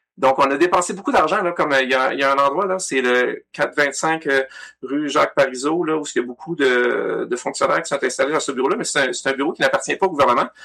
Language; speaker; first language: French; native; French